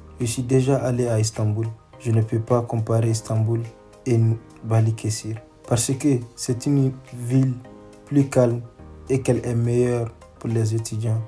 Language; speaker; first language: French; non-native, local second language; Arabic